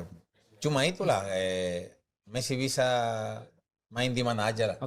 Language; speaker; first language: Indonesian; non-native, fluent; Spanish